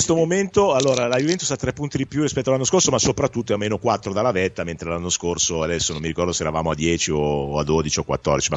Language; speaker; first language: Italian; native; Italian